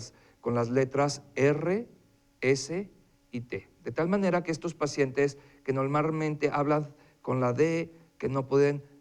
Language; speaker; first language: Spanish; native; Spanish